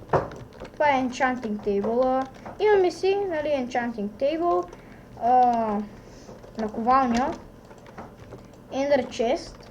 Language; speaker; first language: Bulgarian; native; Bulgarian